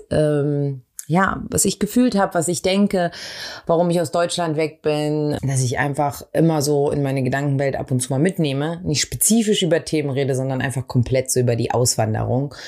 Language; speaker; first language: German; early bilingual, other home language; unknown